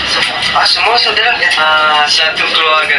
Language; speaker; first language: Indonesian; non-native, learner; English